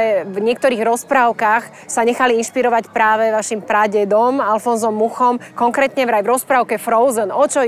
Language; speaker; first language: Czech; early bilingual, heritage; Czech